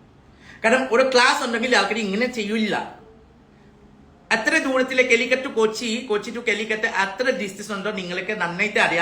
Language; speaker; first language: Malayalam; non-native, learner; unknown